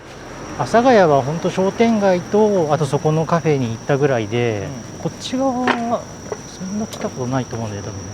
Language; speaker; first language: Japanese; native; Japanese